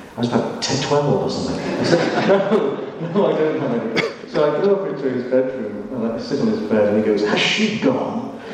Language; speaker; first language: English; native; English